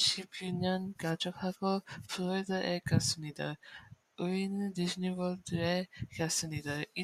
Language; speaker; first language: Korean; non-native, learner; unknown